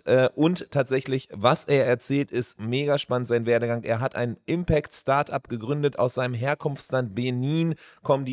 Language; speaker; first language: German; native; German